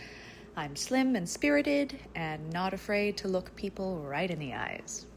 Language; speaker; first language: English; native; English